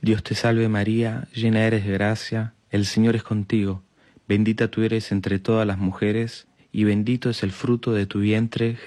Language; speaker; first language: Spanish; native; Spanish